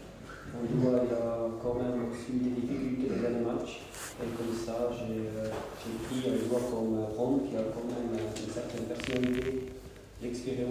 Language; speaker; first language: French; non-native, local second language; German